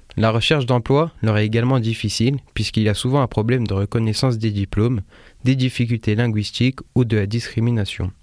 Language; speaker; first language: French; native; French